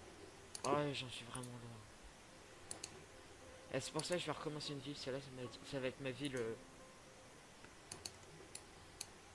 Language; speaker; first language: French; native; French